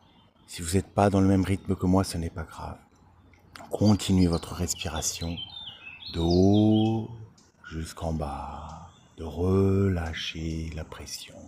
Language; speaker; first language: French; native; French